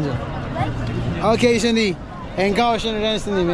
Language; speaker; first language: Chinese; non-native, fluent; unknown